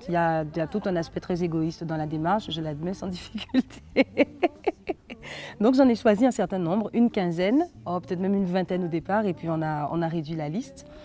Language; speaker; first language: French; native; French